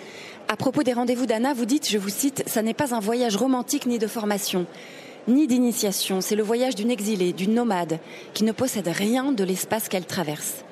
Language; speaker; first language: French; native; French